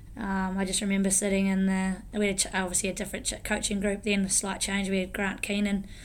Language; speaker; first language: English; native; English